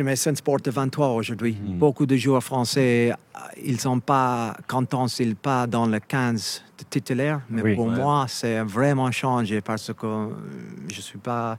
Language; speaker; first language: French; non-native, fluent; English